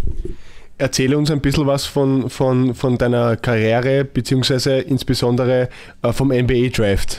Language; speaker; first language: German; native; German